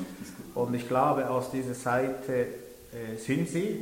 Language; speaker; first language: German; non-native, local second language; French